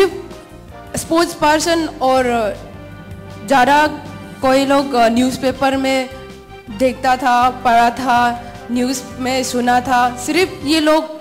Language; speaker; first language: Hindi; non-native, local second language; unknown